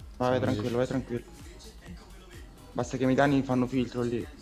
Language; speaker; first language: Italian; native; Italian